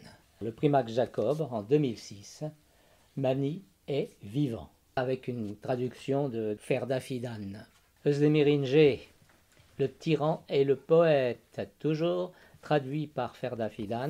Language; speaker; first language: French; native; French